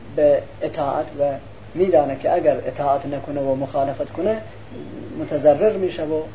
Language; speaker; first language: Persian; non-native, local second language; Central Kurdish